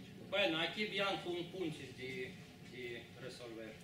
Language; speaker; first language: Spanish; non-native, fluent; Russian